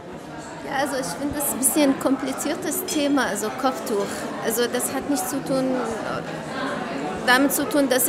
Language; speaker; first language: German; non-native, fluent; Arabic